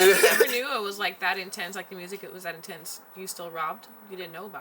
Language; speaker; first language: English; native; English